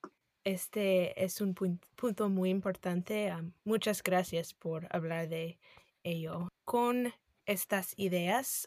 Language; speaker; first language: Spanish; non-native, fluent; English